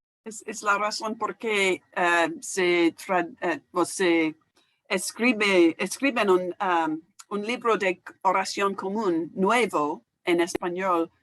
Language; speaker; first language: Spanish; non-native, fluent; English